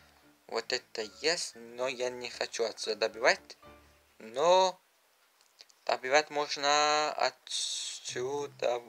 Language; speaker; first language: Russian; non-native, learner; Uzbek